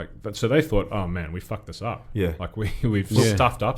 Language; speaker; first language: English; native; English